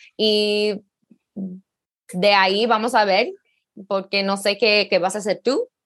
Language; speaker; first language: Spanish; non-native, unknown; English